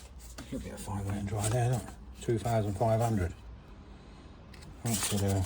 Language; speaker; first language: English; native; English